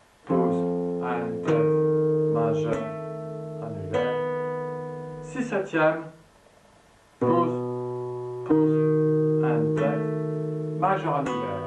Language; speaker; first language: French; native; French